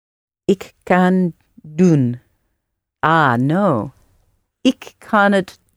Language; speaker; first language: Dutch; non-native, learner; English